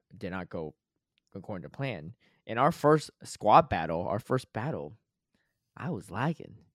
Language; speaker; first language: English; native; English